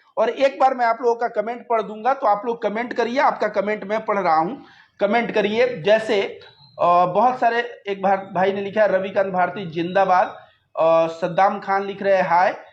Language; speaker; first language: Hindi; native; Hindi